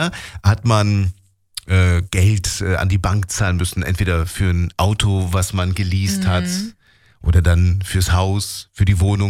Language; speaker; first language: German; native; German